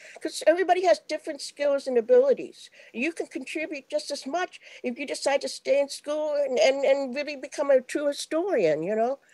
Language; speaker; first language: English; native; English